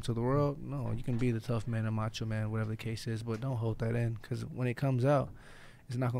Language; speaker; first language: English; native; English